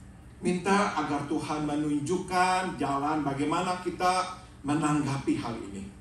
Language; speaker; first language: Indonesian; native; Indonesian